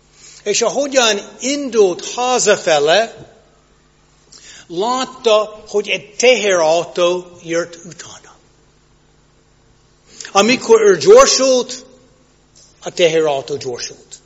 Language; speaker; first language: Hungarian; non-native, fluent; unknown